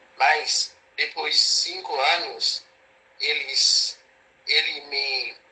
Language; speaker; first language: Portuguese; non-native, learner; Haitian Creole